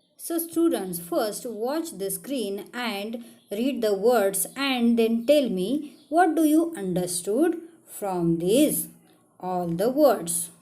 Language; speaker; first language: English; non-native, local second language; Marathi